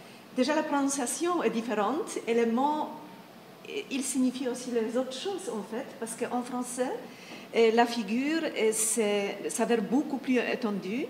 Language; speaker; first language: French; non-native, fluent; Polish